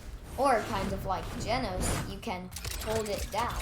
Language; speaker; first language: English; native; English